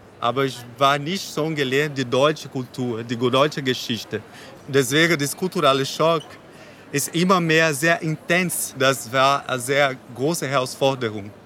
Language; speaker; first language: German; non-native, learner; Portuguese